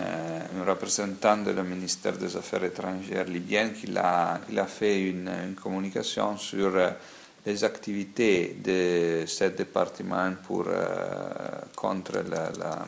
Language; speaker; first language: French; non-native, fluent; Italian